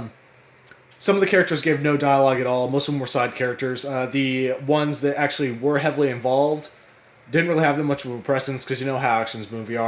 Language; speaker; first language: English; native; English